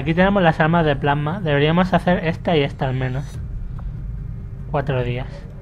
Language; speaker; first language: Spanish; native; Spanish